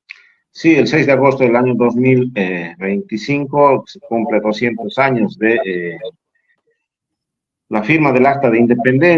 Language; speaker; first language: Spanish; native; Spanish